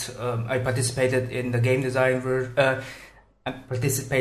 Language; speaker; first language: English; non-native, fluent; Chinese